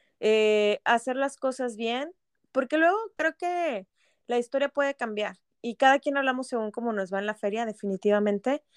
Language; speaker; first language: Spanish; native; Spanish